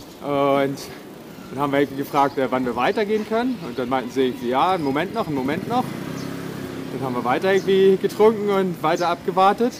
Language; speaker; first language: German; native; German